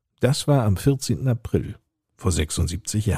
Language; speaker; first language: German; native; German